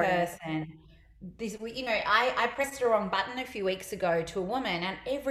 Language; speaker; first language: English; native; English